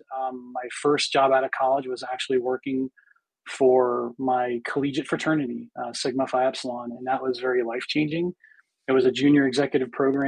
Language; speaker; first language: English; native; English